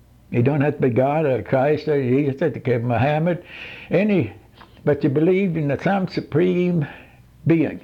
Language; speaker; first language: English; non-native, fluent; Swedish